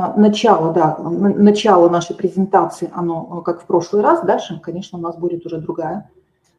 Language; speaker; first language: Russian; native; Russian